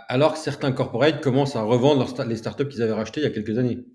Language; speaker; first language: French; native; French